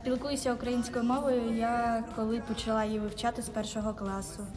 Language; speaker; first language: Ukrainian; non-native, local second language; Russian